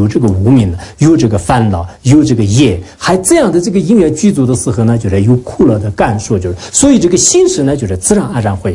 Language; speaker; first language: Chinese; non-native, local second language; Tibetan